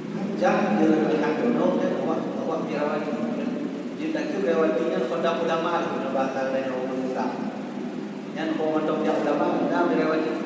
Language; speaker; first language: Malay; non-native, local second language; Achinese